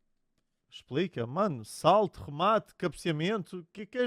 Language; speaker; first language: Portuguese; native; Portuguese